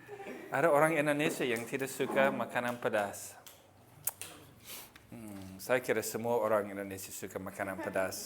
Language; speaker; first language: Indonesian; non-native, fluent; English